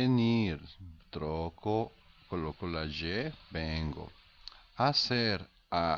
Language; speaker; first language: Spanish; non-native, fluent; Portuguese